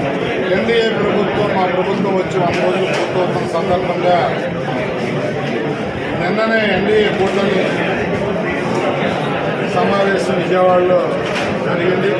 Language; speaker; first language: Telugu; native; Telugu